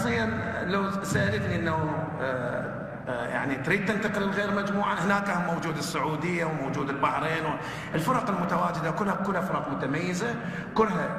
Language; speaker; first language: Arabic; native; Arabic